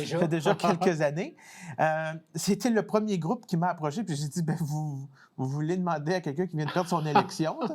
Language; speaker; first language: French; native; French